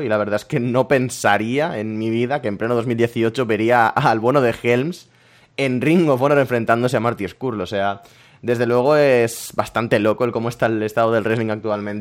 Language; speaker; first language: Spanish; native; Spanish